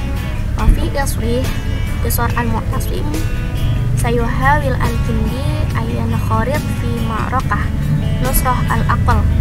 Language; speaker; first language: Arabic; non-native, learner; Indonesian